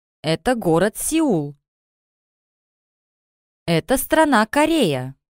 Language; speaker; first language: Russian; non-native, learner; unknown